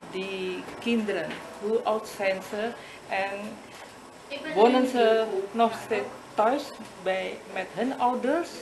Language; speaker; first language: Dutch; non-native, learner; Indonesian